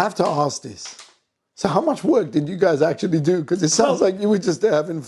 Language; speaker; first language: English; native; English